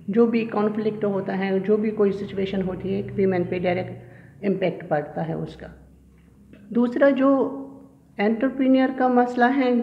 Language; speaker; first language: Hindi; native; Hindi